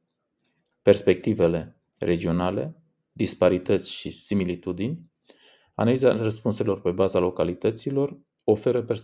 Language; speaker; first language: Romanian; native; Romanian